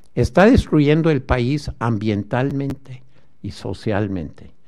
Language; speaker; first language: Spanish; non-native, fluent; English